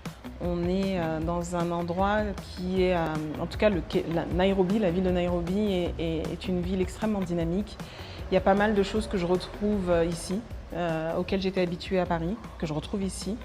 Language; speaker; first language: French; early bilingual, other home language; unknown